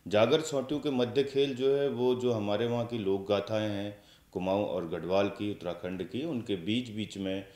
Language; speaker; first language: Hindi; native; Hindi